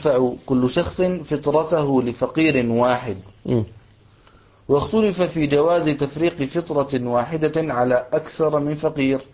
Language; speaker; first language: Arabic; native; Arabic